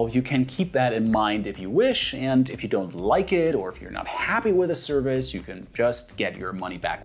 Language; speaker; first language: English; non-native, fluent; German